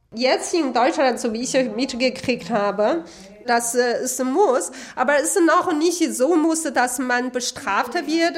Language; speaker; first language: German; non-native, fluent; Chinese